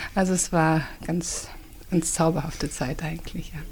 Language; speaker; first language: German; native; German